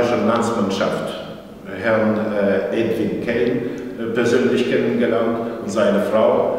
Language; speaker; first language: German; non-native, fluent; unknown